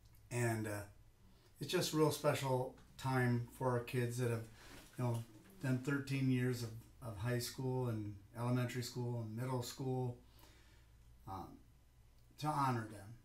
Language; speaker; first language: English; native; English